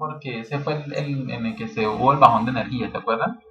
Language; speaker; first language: Spanish; native; Spanish